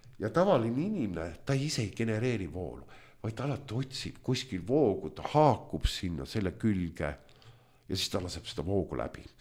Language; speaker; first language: Estonian; non-native, local second language; Russian